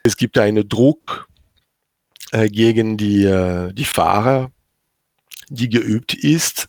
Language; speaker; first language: German; non-native, learner; French